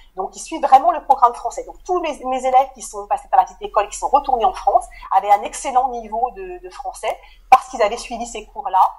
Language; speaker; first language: French; native; French